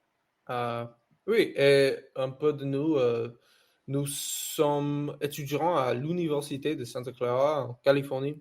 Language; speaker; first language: French; non-native, learner; English